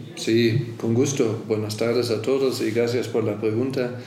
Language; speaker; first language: Spanish; non-native, fluent; German